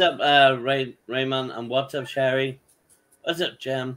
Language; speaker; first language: English; native; English